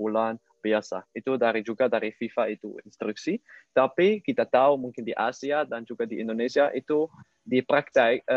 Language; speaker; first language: Indonesian; non-native, learner; Dutch